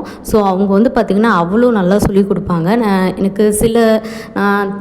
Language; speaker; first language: Tamil; native; Tamil